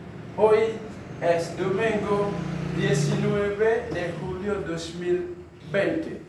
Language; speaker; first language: Spanish; non-native, fluent; Haitian Creole